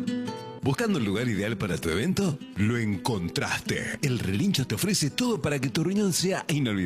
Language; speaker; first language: Spanish; native; Spanish